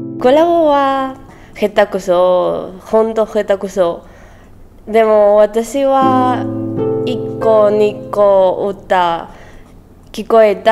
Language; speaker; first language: Japanese; non-native, learner; Spanish